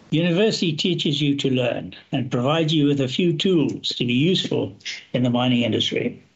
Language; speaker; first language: English; native; English